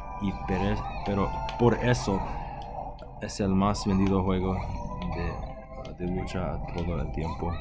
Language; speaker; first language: Spanish; non-native, learner; English